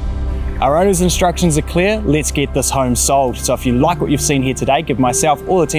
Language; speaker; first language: English; native; English